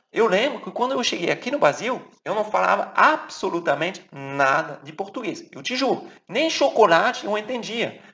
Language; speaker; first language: Portuguese; non-native, fluent; French